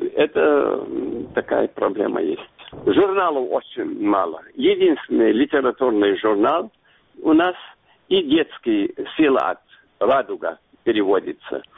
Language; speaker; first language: Russian; non-native, local second language; Ingush